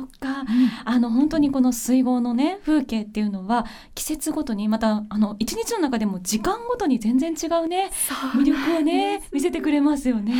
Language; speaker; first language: Japanese; native; Japanese